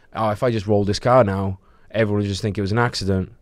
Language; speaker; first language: English; native; English